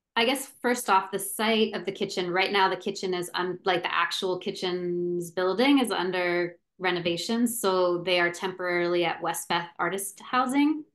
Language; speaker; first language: English; native; English